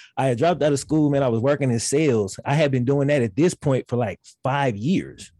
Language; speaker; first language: English; native; English